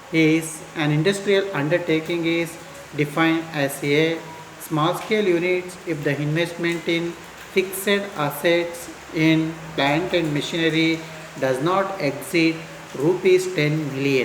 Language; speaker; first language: English; non-native, local second language; Kannada